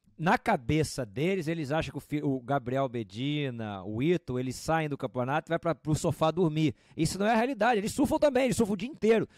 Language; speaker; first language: Portuguese; native; Portuguese